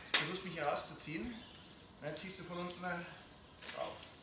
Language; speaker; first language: German; native; German